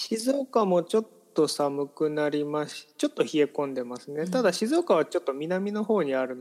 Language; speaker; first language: Japanese; native; Japanese